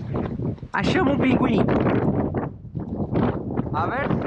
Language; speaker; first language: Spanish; non-native, learner; Portuguese